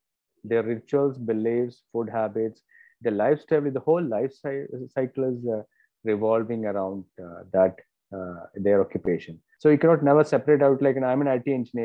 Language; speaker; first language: English; non-native, local second language; Malayalam